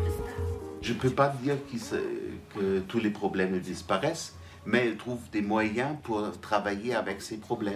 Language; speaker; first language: French; non-native, fluent; German